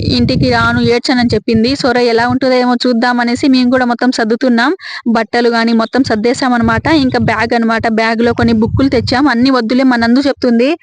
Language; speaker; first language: Telugu; native; Telugu